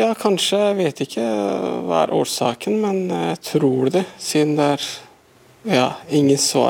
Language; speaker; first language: Norwegian; non-native, fluent; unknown